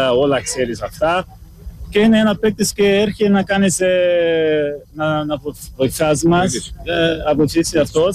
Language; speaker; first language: Greek; non-native, learner; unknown